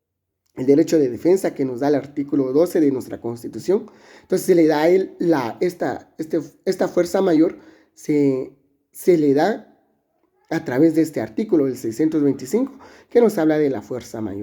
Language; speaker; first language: Spanish; native; Spanish